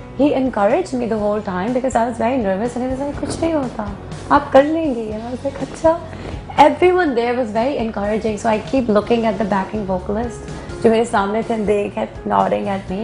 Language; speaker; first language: English; non-native, local second language; Hindi